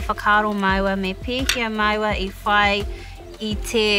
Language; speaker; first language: Māori; non-native, local second language; English